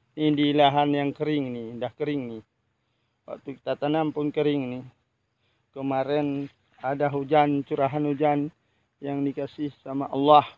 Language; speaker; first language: Indonesian; non-native, local second language; Achinese